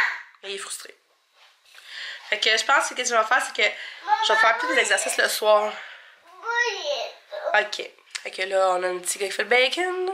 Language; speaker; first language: French; native; French